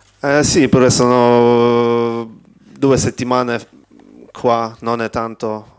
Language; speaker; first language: Italian; non-native, learner; Polish